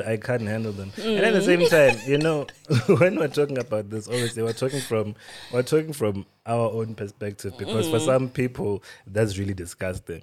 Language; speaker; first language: English; non-native, local second language; Swati